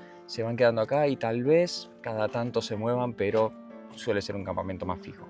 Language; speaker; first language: Spanish; native; Spanish